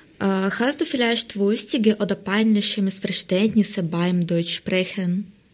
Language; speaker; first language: German; non-native, fluent; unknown